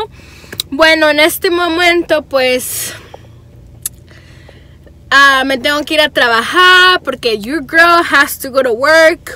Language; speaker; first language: Spanish; early bilingual, heritage; Spanish